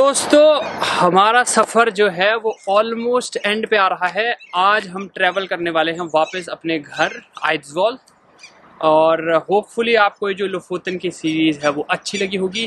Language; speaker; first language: Hindi; native; Hindi